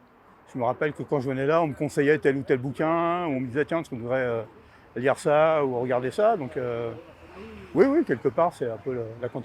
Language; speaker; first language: French; native; French